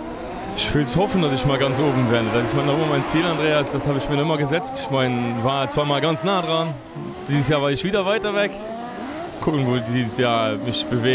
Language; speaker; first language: German; native; German